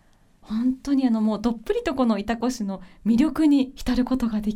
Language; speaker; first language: Japanese; native; Japanese